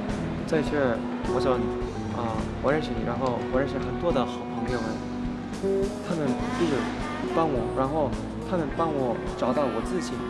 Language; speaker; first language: Chinese; non-native, learner; Japanese